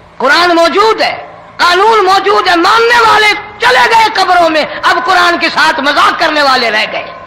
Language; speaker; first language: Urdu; non-native, local second language; Saraiki